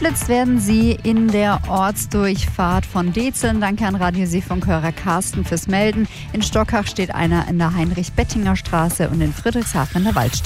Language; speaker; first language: German; native; German